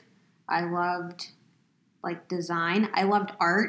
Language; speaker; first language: English; native; English